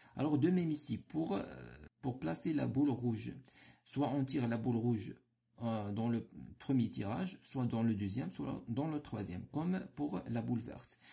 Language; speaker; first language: French; non-native, local second language; Arabic